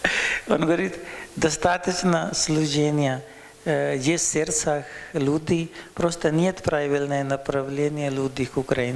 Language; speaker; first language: Russian; non-native, learner; Hindi